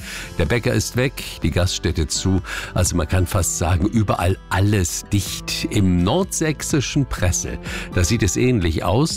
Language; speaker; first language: German; native; German